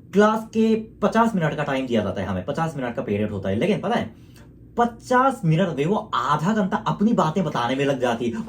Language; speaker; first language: Hindi; non-native, fluent; Korean